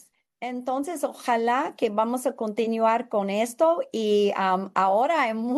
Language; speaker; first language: Spanish; non-native, learner; English